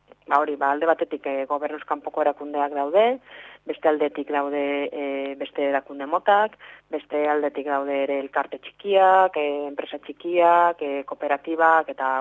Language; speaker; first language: Basque; non-native, local second language; Spanish